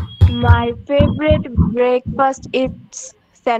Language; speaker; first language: English; non-native, learner; Bangla